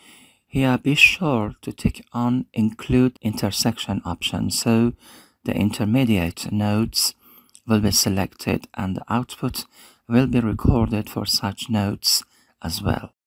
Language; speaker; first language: English; non-native, fluent; Persian